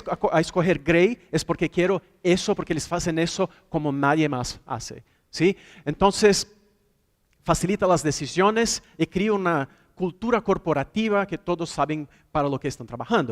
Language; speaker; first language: Spanish; non-native, fluent; Portuguese